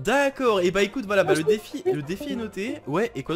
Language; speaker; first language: French; native; French